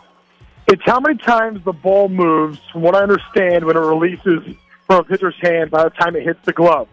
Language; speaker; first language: English; native; English